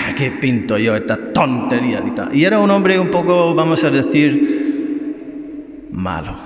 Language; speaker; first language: Spanish; non-native, fluent; English